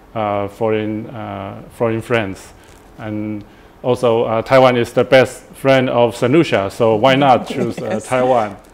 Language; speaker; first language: English; non-native, fluent; Chinese